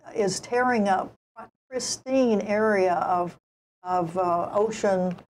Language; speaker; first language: English; native; English